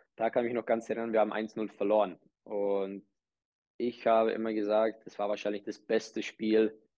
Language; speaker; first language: German; early bilingual, other home language; Czech